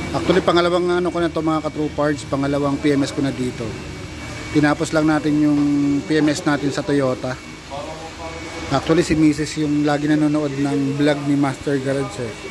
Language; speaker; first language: Filipino; non-native, local second language; Bikol